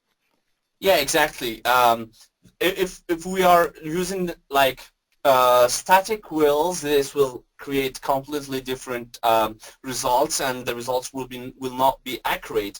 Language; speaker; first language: English; non-native, fluent; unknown